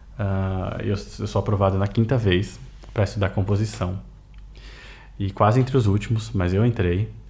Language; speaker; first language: Portuguese; native; Portuguese